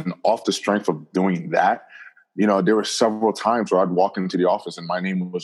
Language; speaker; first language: English; native; English